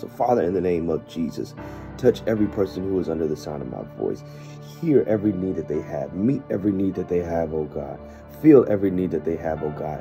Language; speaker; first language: English; native; English